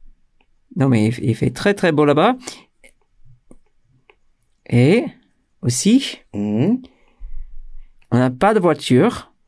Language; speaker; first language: French; non-native, fluent; English